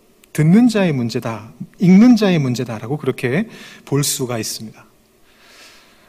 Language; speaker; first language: Korean; native; Korean